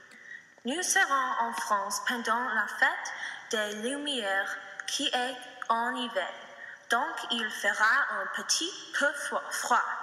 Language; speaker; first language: French; non-native, learner; English